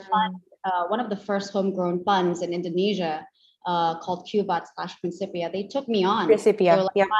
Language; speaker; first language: English; non-native, fluent; Indonesian